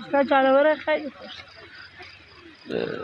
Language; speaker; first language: Persian; non-native, local second language; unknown